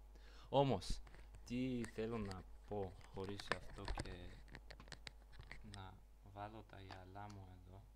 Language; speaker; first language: Greek; non-native, learner; Bulgarian